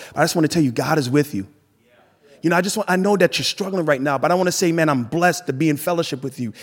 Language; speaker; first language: English; native; English